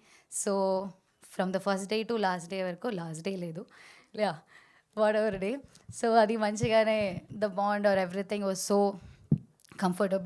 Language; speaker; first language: Telugu; non-native, learner; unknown